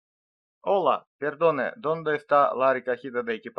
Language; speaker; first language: Spanish; non-native, learner; Russian